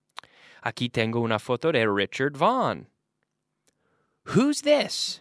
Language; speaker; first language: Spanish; non-native, fluent; English